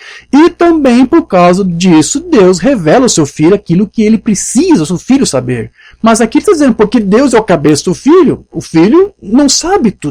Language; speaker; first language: Portuguese; native; Portuguese